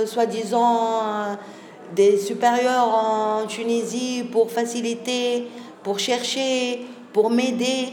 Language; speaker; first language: French; non-native, local second language; Arabic